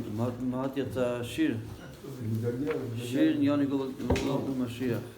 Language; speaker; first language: Hebrew; non-native, fluent; English